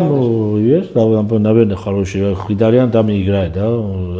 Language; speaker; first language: Russian; non-native, fluent; Georgian